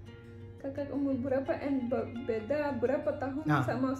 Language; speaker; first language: Indonesian; non-native, learner; Turkish